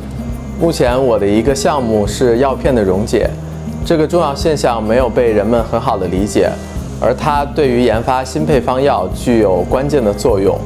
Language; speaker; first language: Chinese; native; Chinese